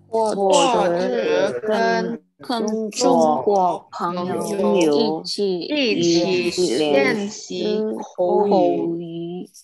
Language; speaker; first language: Chinese; non-native, learner; Indonesian